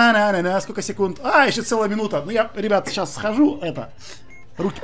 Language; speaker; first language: Russian; native; Russian